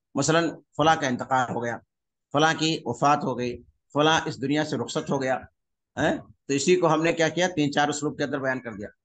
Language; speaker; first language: Urdu; native; Urdu